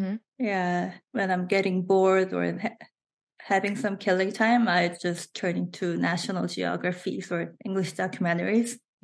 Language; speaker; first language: English; non-native, fluent; Korean